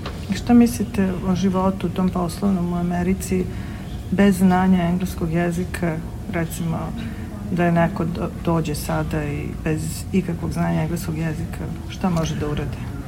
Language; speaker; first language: Serbian; native; Serbian